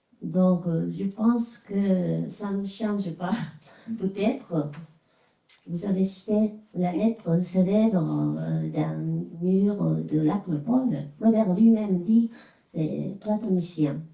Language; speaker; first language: French; non-native, fluent; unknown